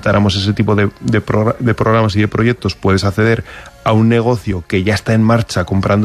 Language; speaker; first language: Spanish; native; Spanish